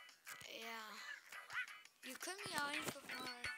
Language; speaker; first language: German; native; German